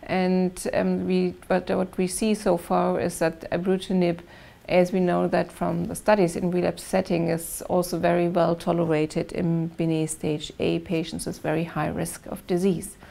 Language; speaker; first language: English; non-native, fluent; German